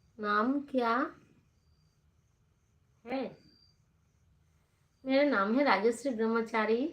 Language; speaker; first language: Hindi; non-native, local second language; Bangla